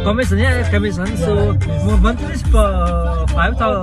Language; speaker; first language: English; non-native, learner; Hindi